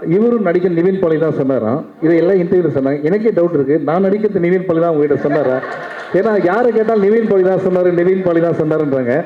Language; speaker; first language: Tamil; native; Tamil